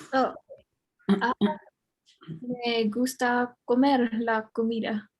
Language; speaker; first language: Spanish; non-native, learner; English